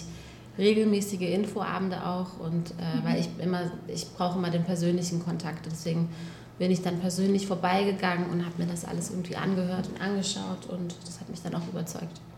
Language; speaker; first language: German; native; German